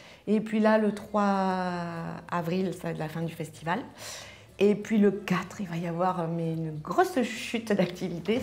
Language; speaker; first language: French; native; French